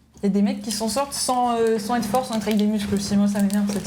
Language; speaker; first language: French; native; French